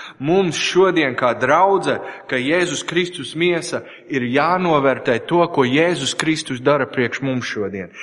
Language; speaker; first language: Latvian; non-native, learner; English